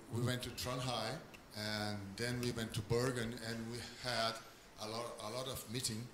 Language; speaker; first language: English; non-native, learner; Portuguese